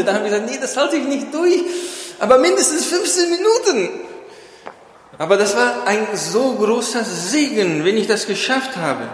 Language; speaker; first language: German; non-native, fluent; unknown